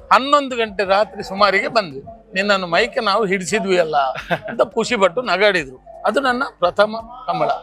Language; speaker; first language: Kannada; non-native, local second language; Tulu